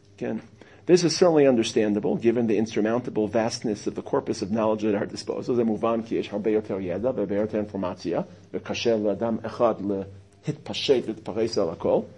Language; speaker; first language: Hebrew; non-native, fluent; English